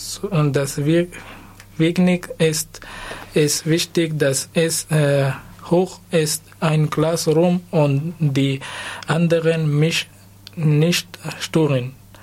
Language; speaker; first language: German; non-native, learner; Persian